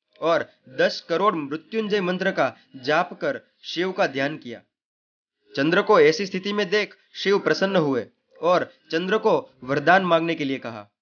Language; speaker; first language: Hindi; non-native, local second language; Gujarati